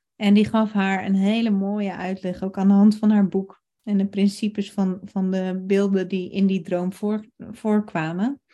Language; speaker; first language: Dutch; native; Dutch